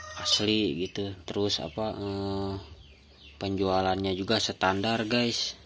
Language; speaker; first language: Indonesian; native; Indonesian